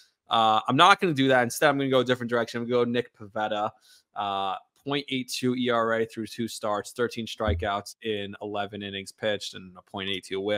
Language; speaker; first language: English; native; English